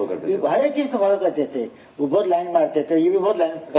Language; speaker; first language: Hindi; native; Hindi